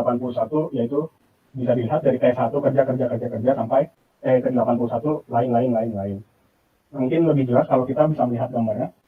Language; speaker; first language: Indonesian; native; Indonesian